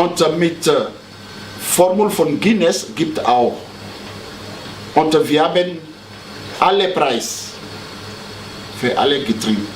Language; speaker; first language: German; non-native, learner; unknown